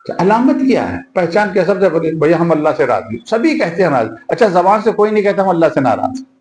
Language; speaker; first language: Urdu; native; Urdu